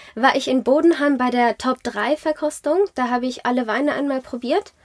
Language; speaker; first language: German; native; German